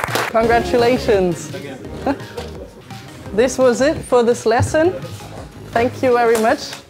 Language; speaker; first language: English; non-native, fluent; German